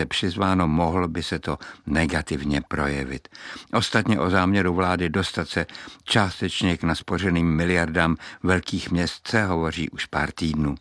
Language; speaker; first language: Czech; native; Czech